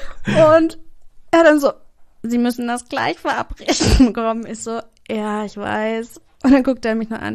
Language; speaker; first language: German; native; German